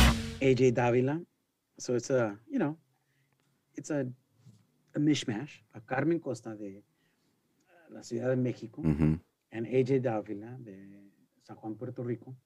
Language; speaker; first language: Spanish; early bilingual, heritage; Spanish